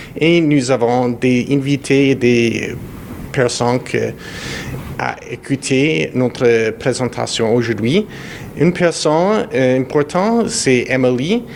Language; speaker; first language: French; non-native, learner; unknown